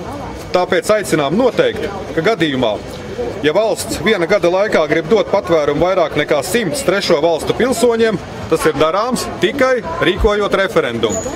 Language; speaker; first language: Latvian; native; Latvian